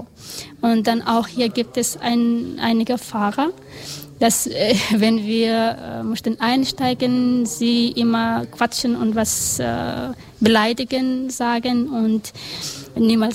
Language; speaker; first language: German; non-native, learner; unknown